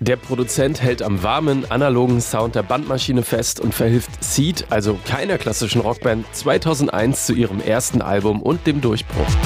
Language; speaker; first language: German; native; German